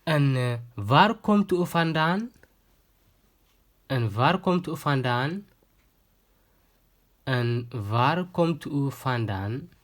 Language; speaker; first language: Dutch; non-native, learner; Tigrinya